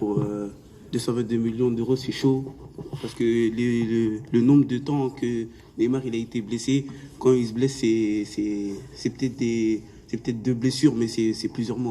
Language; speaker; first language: French; native; French